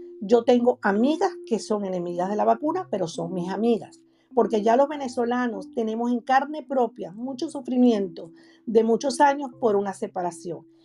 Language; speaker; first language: Spanish; native; Spanish